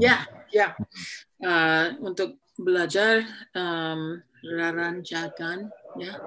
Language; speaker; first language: Indonesian; non-native, fluent; English